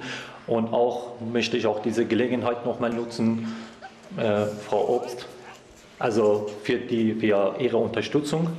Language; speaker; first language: German; non-native, fluent; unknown